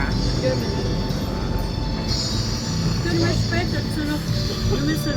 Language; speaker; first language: German; non-native, learner; Hiligaynon